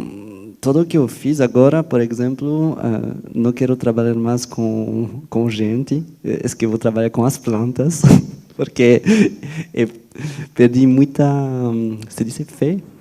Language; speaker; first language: Portuguese; non-native, fluent; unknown